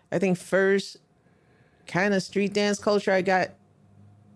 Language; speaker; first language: English; non-native, local second language; Cantonese